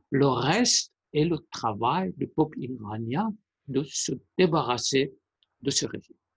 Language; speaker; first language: French; non-native, fluent; Persian